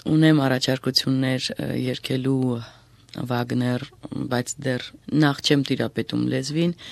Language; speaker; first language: Armenian; native; Armenian